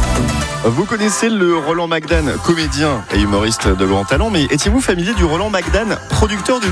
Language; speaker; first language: French; native; French